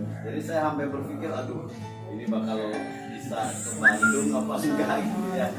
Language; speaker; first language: Indonesian; native; Indonesian